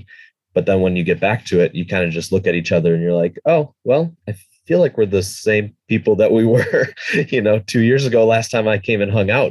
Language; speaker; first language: English; native; English